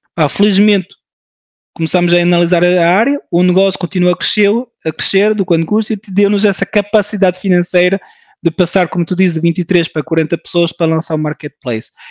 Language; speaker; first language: Portuguese; early bilingual, heritage; Portuguese